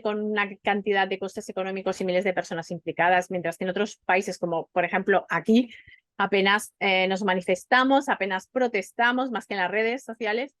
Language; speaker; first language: Spanish; native; Spanish